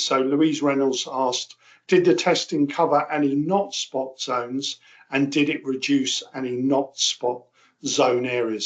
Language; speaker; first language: English; native; English